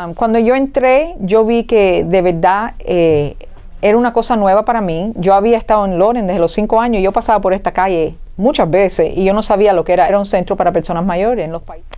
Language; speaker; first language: Spanish; native; Spanish